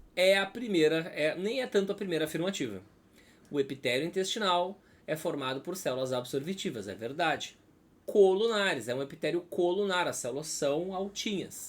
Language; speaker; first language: Portuguese; native; Portuguese